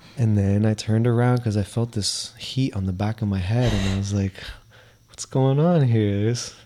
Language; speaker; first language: English; early bilingual, other home language; Spanish